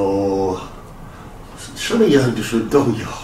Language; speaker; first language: Chinese; non-native, fluent; English